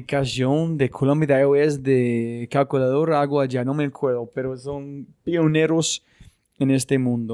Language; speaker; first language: Spanish; non-native, fluent; English